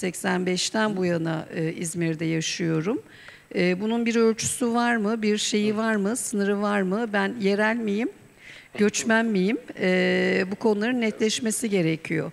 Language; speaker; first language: Turkish; native; Turkish